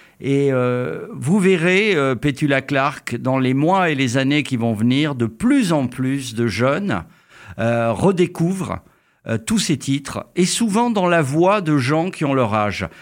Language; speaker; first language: French; native; French